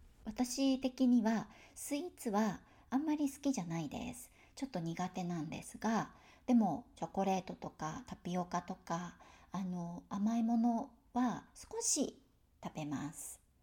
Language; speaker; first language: Japanese; native; Japanese